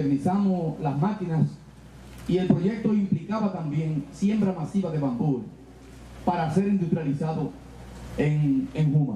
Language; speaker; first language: Spanish; native; Spanish